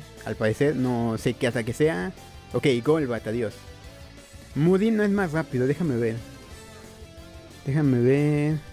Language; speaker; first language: Spanish; native; Spanish